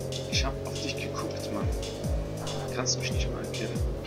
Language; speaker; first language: German; native; German